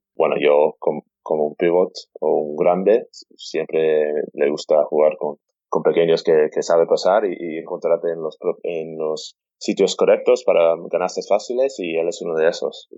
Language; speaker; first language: Spanish; non-native, fluent; English